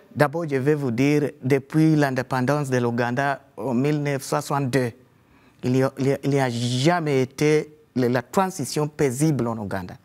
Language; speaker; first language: French; non-native, fluent; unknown